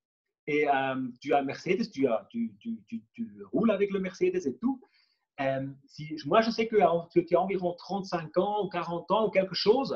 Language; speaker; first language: French; non-native, local second language; German